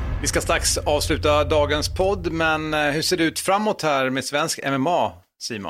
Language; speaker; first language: Swedish; native; Swedish